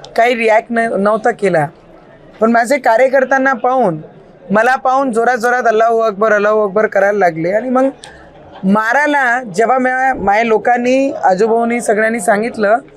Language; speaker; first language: Marathi; non-native, local second language; Punjabi